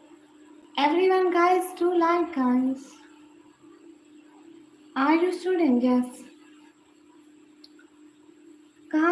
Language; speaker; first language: English; non-native, learner; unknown